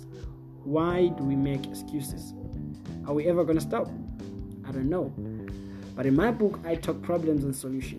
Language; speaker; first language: English; non-native, local second language; North Ndebele